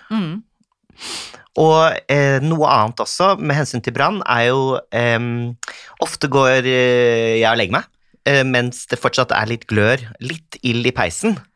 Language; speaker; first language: Norwegian; native; Norwegian